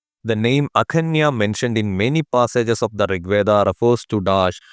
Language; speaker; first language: English; non-native, local second language; Malayalam